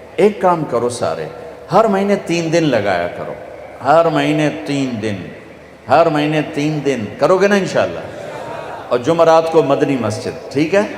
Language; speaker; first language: Urdu; non-native, local second language; Punjabi